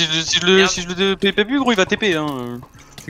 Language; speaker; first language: French; native; French